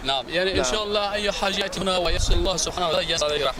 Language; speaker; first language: Arabic; non-native, learner; Persian